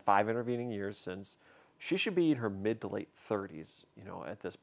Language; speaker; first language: English; native; English